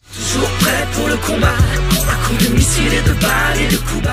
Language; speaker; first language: French; native; French